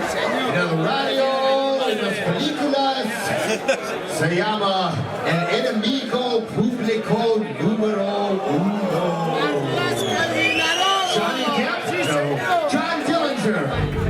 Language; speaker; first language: Spanish; non-native, learner; English